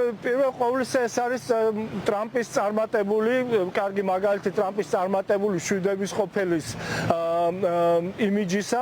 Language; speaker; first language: Georgian; native; Georgian